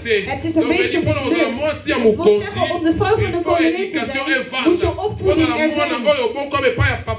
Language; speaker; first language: Dutch; non-native, learner; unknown